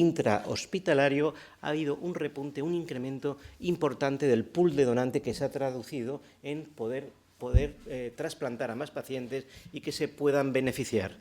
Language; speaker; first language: Spanish; native; Spanish